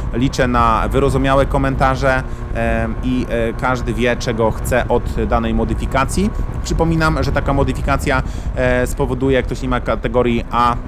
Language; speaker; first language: Polish; native; Polish